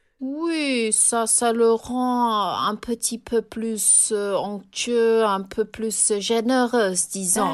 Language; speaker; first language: French; non-native, fluent; English